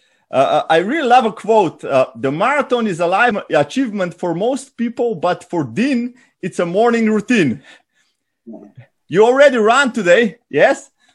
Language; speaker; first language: English; non-native, learner; Slovenian